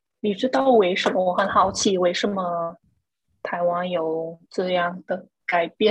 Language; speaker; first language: Chinese; non-native, fluent; English